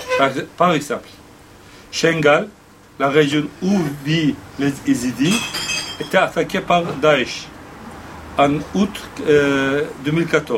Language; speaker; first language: French; non-native, fluent; Kurdish